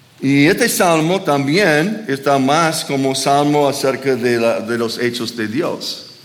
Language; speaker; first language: Spanish; non-native, fluent; English